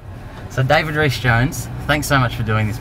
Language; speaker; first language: English; native; English